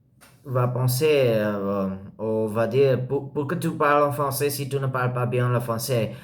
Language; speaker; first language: French; non-native, learner; English